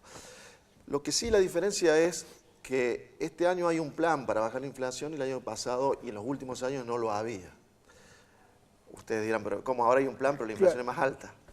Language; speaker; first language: Spanish; native; Spanish